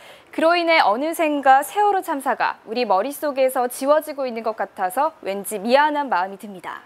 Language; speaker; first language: Korean; native; Korean